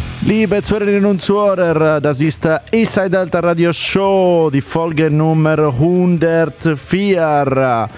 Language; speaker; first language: German; non-native, fluent; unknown